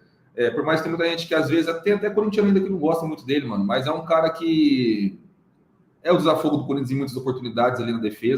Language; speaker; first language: Portuguese; native; Portuguese